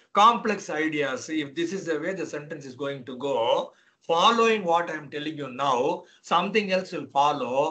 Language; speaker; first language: English; non-native, local second language; Tamil